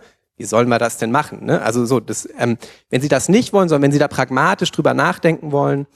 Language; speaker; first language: German; native; German